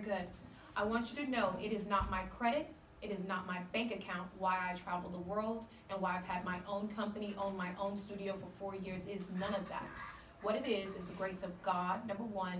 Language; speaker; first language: English; native; English